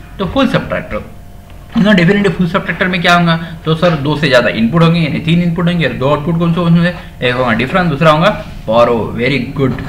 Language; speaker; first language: Hindi; non-native, local second language; Marathi